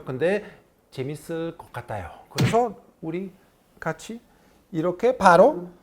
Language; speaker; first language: Korean; non-native, learner; Italian